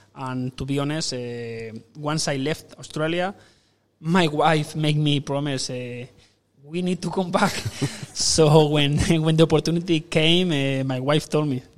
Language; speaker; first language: English; non-native, fluent; Spanish